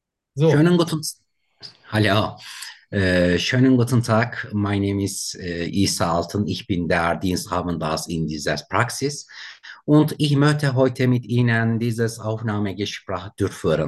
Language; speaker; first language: German; non-native, learner; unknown